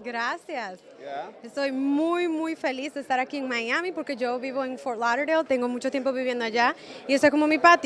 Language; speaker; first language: Spanish; early bilingual, heritage; Spanish